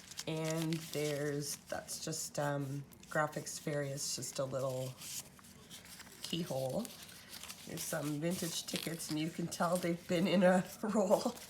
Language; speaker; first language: English; native; English